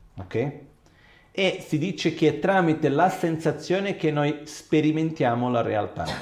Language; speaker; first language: Italian; non-native, fluent; Portuguese